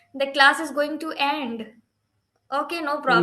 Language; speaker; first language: English; non-native, learner; Hindi